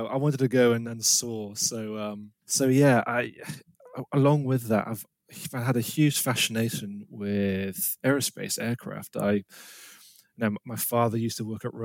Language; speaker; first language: English; native; English